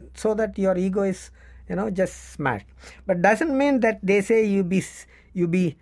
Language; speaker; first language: English; non-native, local second language; Tamil